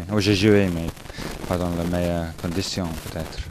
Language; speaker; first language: French; non-native, learner; English